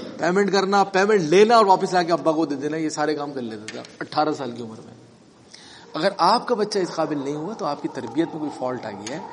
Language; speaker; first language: Urdu; native; Urdu